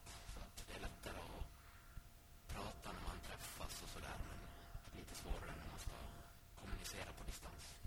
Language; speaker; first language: Swedish; early bilingual, other home language; Finnish